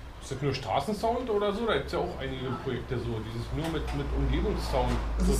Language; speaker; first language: German; native; German